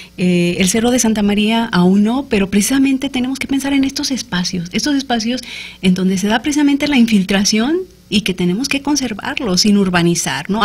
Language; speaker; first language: Spanish; native; Spanish